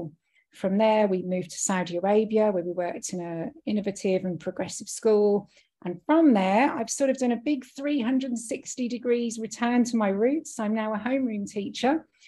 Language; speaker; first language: English; native; English